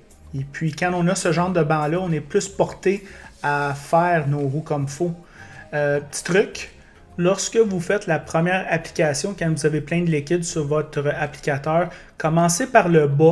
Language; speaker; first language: French; native; French